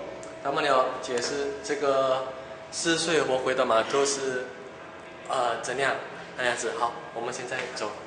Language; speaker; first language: Chinese; non-native, learner; Indonesian